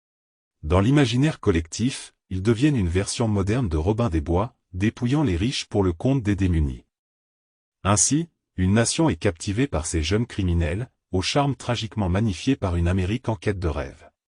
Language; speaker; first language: French; native; French